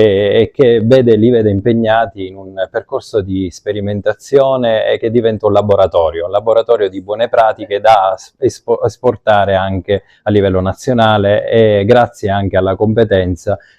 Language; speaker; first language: Italian; native; Italian